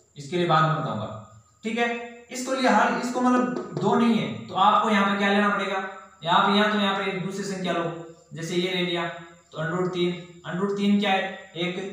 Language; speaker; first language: Hindi; native; Hindi